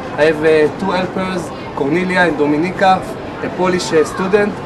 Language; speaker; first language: English; non-native, fluent; Hebrew